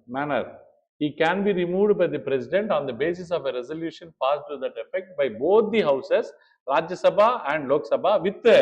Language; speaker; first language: English; non-native, local second language; Tamil